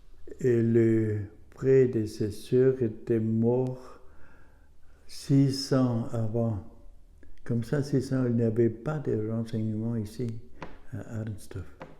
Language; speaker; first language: French; non-native, learner; German